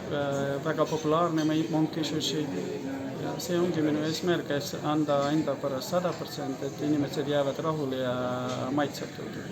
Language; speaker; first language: Estonian; non-native, learner; Hindi